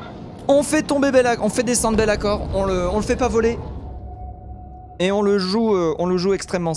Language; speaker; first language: French; native; French